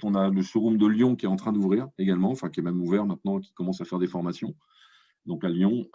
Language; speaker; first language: French; native; French